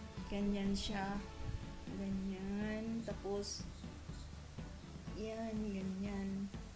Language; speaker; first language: Filipino; non-native, local second language; Cebuano